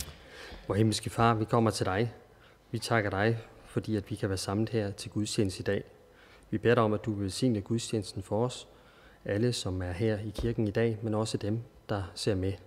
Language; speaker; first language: Danish; native; Danish